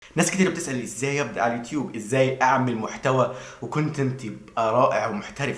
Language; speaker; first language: Arabic; native; Arabic